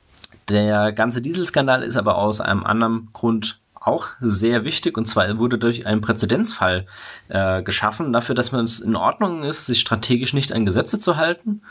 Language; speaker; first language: German; native; German